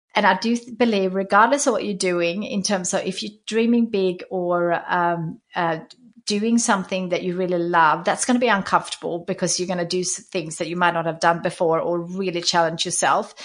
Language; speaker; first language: English; non-native, fluent; Swedish